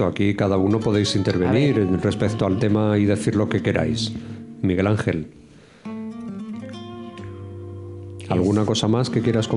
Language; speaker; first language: Spanish; native; Spanish